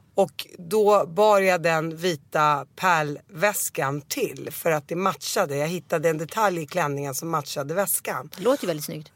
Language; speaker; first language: Swedish; early bilingual, other home language; Arabic